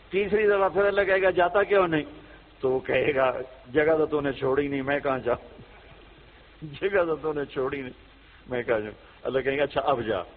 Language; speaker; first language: Urdu; native; Urdu